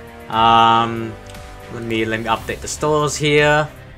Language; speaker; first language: English; native; English